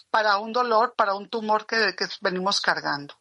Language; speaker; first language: Spanish; native; Spanish